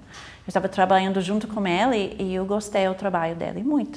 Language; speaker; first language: Portuguese; non-native, fluent; English